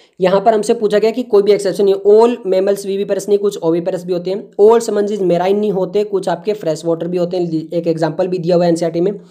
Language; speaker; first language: Hindi; native; Hindi